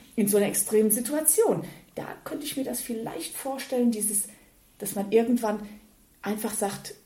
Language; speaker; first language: German; native; German